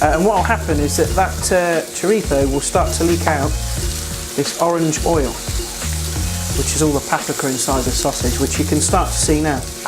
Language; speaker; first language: English; native; English